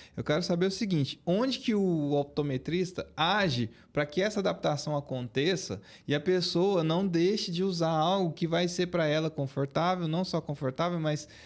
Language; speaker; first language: Portuguese; native; Portuguese